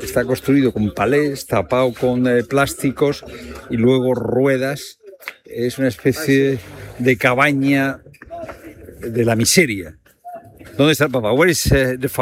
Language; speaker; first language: Spanish; native; Spanish